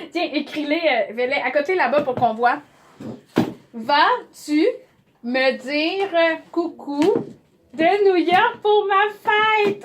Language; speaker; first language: French; native; French